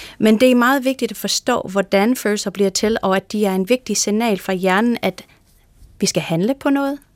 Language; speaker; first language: Danish; non-native, fluent; English